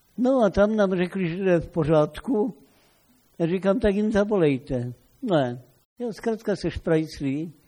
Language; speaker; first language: Czech; native; Czech